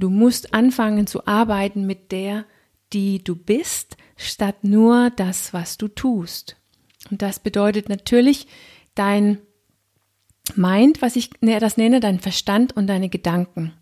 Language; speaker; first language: German; non-native, fluent; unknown